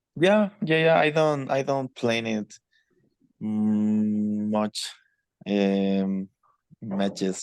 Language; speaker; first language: English; non-native, learner; Spanish